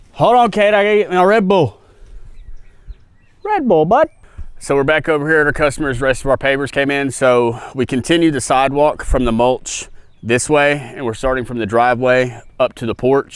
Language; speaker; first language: English; native; English